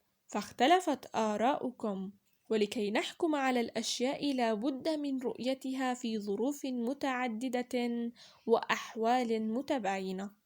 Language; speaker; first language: Arabic; native; Arabic